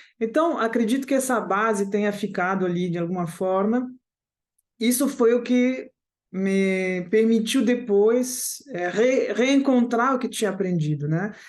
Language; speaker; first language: Portuguese; non-native, fluent; French